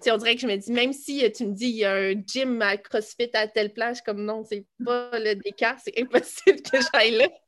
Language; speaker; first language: French; native; French